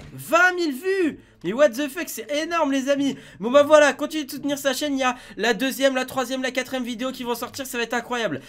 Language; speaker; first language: French; native; French